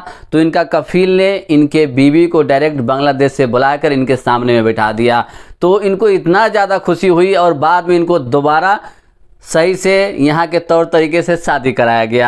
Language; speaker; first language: Hindi; native; Hindi